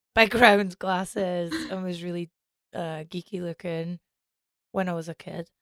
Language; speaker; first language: English; native; English